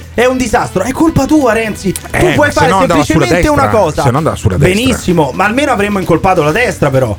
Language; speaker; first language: Italian; native; Italian